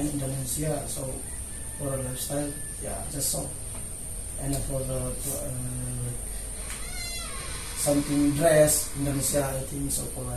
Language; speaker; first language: English; non-native, learner; Indonesian